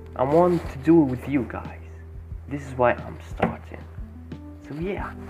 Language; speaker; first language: English; non-native, fluent; Arabic